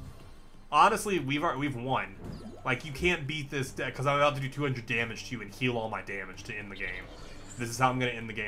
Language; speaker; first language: English; native; English